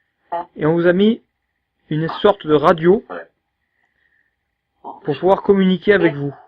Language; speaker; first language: French; native; French